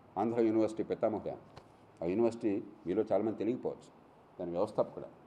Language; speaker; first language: Telugu; native; Telugu